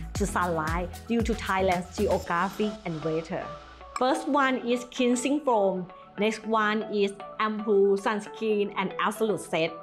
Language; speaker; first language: English; non-native, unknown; Thai